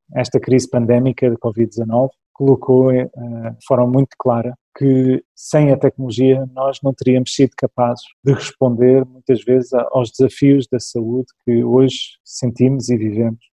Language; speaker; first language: Portuguese; early bilingual, other home language; English